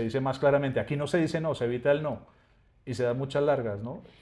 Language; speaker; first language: Spanish; native; Spanish